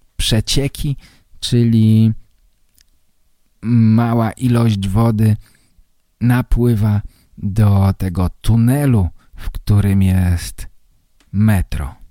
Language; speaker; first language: Polish; native; Polish